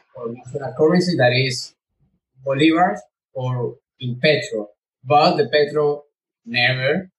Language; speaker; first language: English; non-native, learner; Spanish